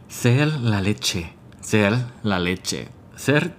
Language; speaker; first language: Spanish; non-native, fluent; Thai